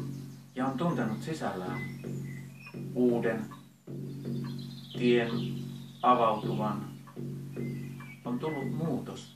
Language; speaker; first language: Finnish; native; Finnish